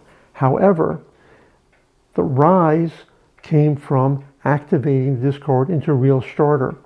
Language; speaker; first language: English; native; English